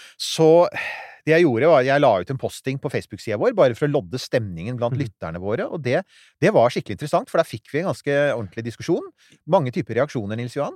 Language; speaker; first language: Norwegian; early bilingual, other home language; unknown